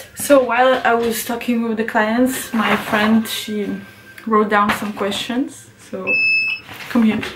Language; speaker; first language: English; non-native, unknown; Lithuanian